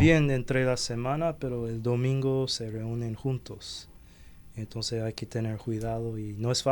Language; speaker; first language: Spanish; non-native, fluent; Chinese